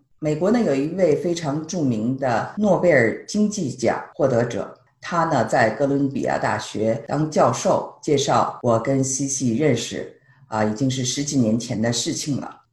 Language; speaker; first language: Chinese; native; Chinese